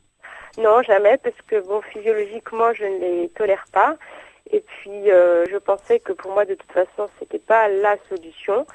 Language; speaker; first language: French; native; French